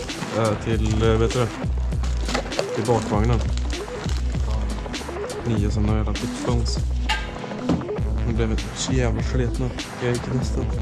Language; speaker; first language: Swedish; native; Swedish